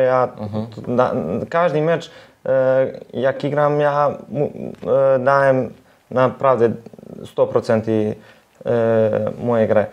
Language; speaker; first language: Polish; non-native, learner; Serbian